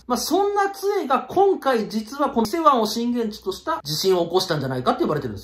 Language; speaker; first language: Japanese; native; Japanese